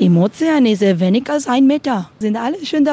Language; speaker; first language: German; non-native, learner; Spanish